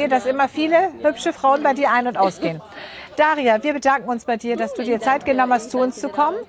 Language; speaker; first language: German; native; German